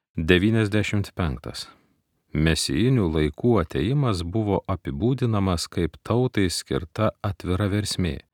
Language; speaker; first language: Lithuanian; native; Lithuanian